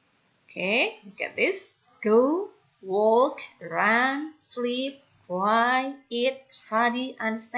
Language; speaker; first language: English; non-native, fluent; Indonesian